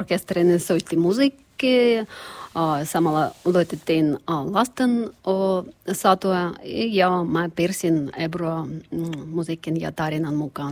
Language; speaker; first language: Finnish; non-native, learner; Russian